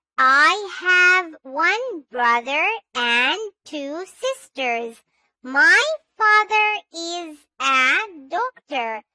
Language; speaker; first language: English; non-native, learner; Urdu